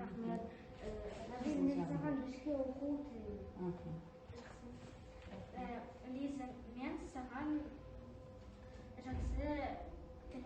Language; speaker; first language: Kazakh; non-native, local second language; Russian